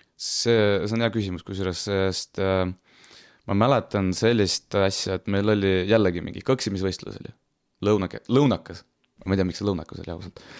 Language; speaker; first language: Estonian; non-native, local second language; Russian